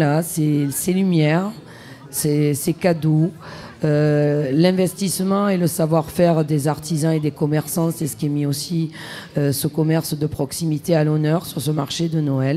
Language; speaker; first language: French; native; French